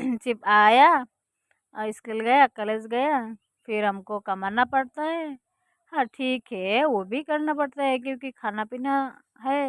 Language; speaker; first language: Hindi; non-native, fluent; Bangla